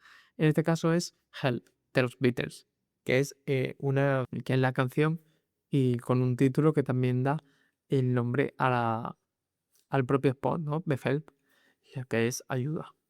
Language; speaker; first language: Spanish; native; Spanish